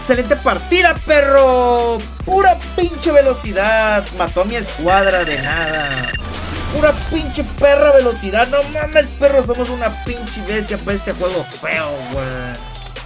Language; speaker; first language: Spanish; native; Spanish